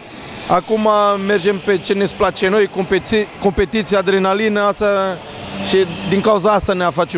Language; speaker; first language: Romanian; non-native, fluent; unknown